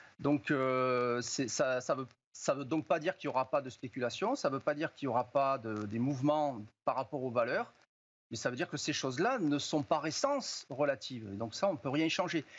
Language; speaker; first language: French; native; French